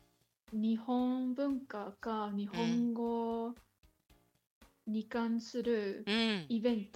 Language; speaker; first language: Japanese; non-native, learner; English